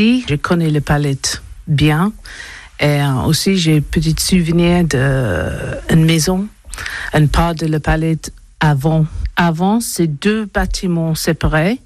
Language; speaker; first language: French; non-native, learner; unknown